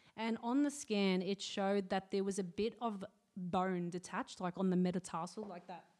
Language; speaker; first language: English; native; English